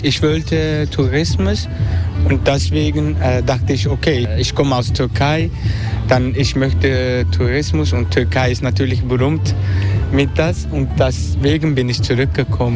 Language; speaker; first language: German; non-native, fluent; Turkish